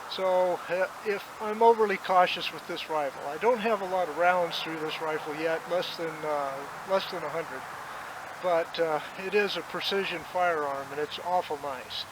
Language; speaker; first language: English; native; English